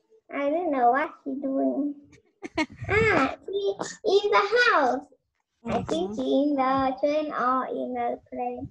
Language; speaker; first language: English; non-native, learner; Vietnamese